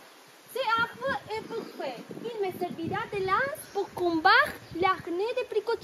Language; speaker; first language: French; non-native, learner; Spanish